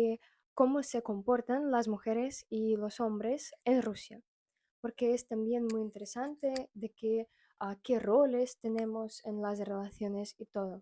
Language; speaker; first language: Spanish; non-native, fluent; Russian